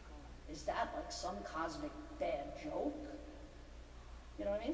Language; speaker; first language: English; native; English